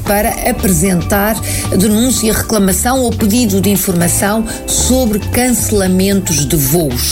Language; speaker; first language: Portuguese; native; Portuguese